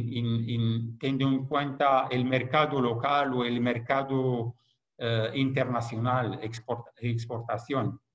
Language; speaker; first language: Spanish; non-native, fluent; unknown